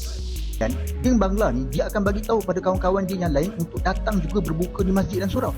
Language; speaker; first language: Malay; native; Malay